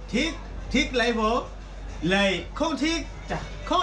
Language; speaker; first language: Vietnamese; non-native, learner; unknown